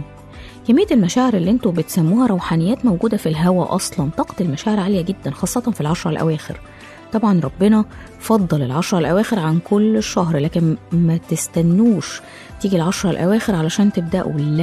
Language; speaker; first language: Arabic; native; Arabic